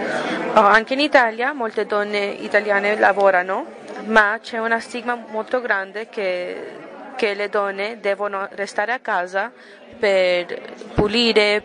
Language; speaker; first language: Italian; non-native, learner; English